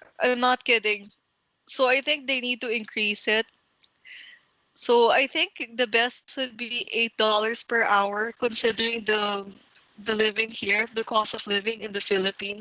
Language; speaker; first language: English; non-native, local second language; Filipino